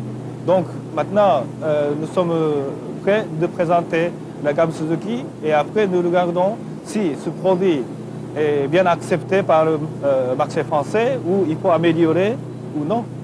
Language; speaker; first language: French; non-native, fluent; Japanese